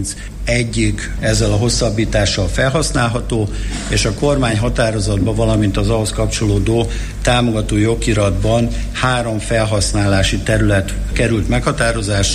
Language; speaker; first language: Hungarian; native; Hungarian